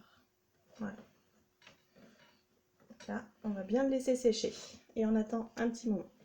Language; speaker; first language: French; native; French